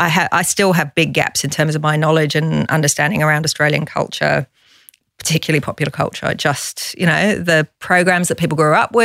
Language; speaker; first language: English; native; English